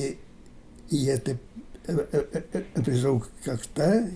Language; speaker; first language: French; non-native, fluent; Portuguese